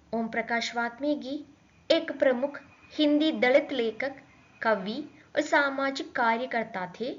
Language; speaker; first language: Hindi; non-native, local second language; Malayalam